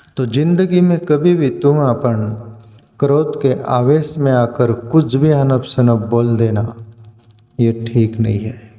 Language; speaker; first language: Hindi; non-native, local second language; Marathi